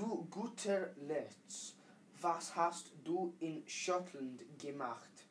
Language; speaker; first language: German; non-native, learner; English